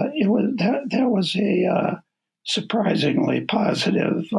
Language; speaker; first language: English; native; English